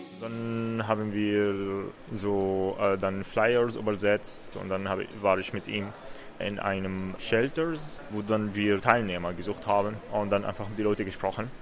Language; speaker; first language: German; non-native, learner; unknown